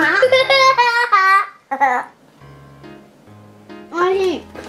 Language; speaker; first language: Japanese; native; Japanese